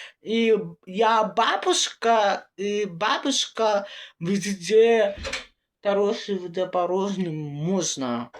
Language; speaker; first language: Russian; non-native, learner; Uzbek